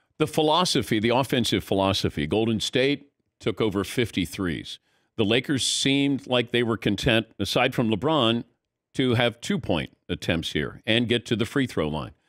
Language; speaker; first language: English; native; English